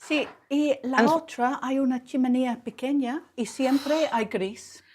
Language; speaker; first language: Spanish; non-native, learner; English